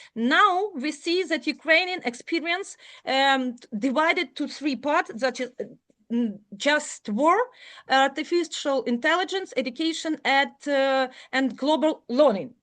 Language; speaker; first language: English; non-native, learner; Ukrainian